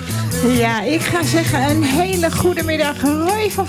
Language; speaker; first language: Dutch; native; Dutch